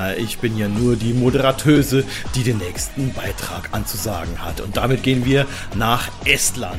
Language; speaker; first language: German; native; German